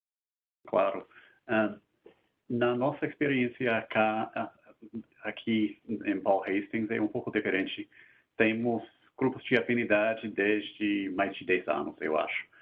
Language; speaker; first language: Portuguese; non-native, fluent; English